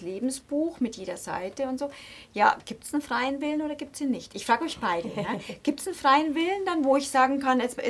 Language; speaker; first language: German; native; German